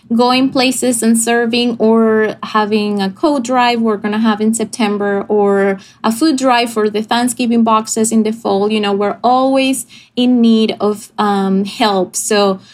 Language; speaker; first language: English; non-native, fluent; Spanish